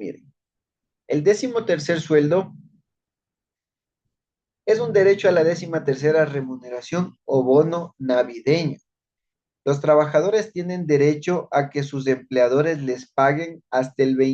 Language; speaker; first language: Spanish; native; Spanish